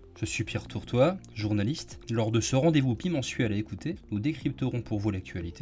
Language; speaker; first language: French; native; French